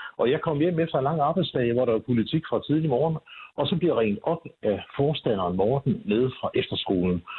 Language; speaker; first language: Danish; native; Danish